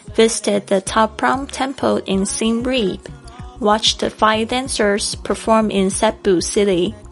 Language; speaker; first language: English; non-native, fluent; Chinese